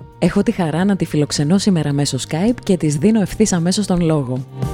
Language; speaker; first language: Greek; native; Greek